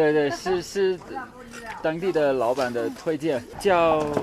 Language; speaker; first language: Chinese; non-native, learner; English